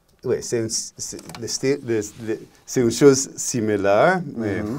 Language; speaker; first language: French; non-native, learner; English